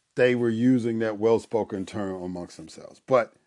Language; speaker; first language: English; native; English